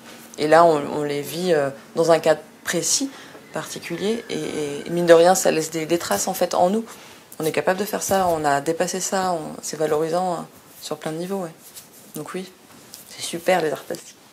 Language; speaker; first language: French; native; French